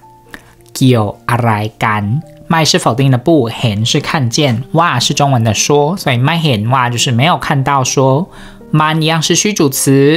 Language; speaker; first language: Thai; non-native, fluent; Chinese